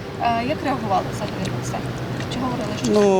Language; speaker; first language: Ukrainian; native; Ukrainian